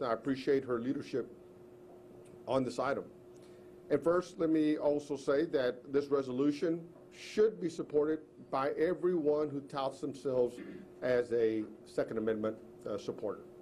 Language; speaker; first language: English; early bilingual, other home language; Spanish